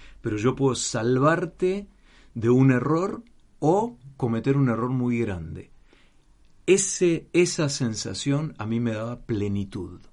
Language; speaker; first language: Spanish; native; Spanish